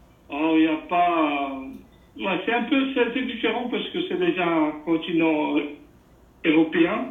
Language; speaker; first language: French; non-native, fluent; Portuguese